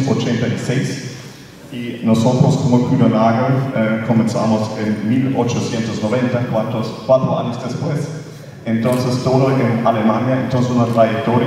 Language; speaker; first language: Spanish; non-native, fluent; German